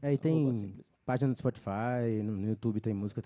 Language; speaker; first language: Portuguese; native; Portuguese